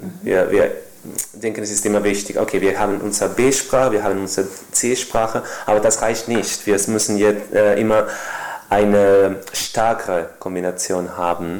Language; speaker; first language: German; non-native, learner; Spanish